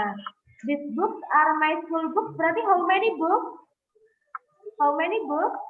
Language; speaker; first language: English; non-native, fluent; Indonesian